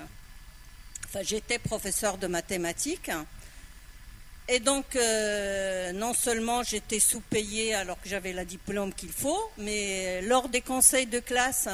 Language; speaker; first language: French; non-native, local second language; Arabic